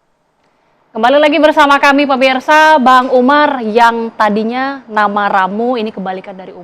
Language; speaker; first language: Malay; native; Malay